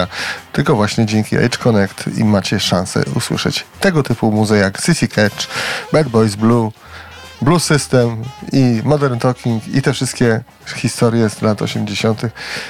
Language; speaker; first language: Polish; native; Polish